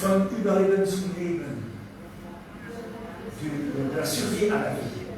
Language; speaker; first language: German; non-native, learner; French